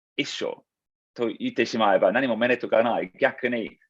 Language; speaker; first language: Japanese; non-native, fluent; English